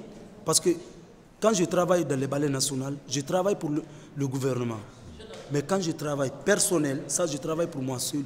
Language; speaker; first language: French; non-native, fluent; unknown